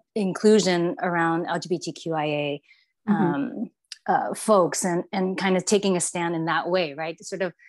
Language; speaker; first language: English; non-native, fluent; Chinese